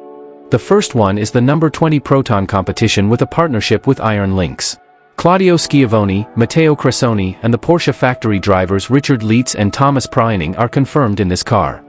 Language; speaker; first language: English; non-native, fluent; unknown